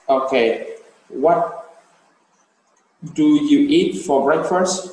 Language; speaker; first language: English; non-native, learner; Vietnamese